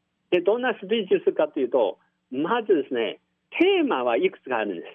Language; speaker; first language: Japanese; non-native, fluent; Chinese